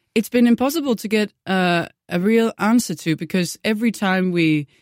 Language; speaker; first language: English; non-native, fluent; Danish